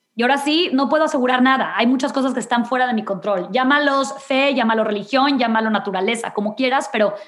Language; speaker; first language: Spanish; native; Spanish